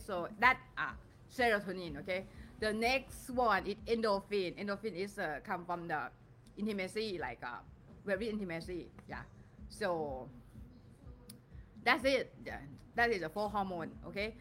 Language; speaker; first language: English; non-native, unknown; Thai